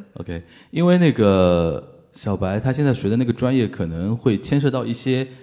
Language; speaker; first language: Chinese; native; Chinese